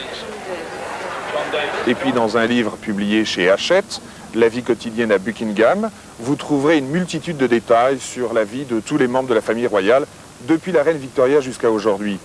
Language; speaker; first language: French; native; French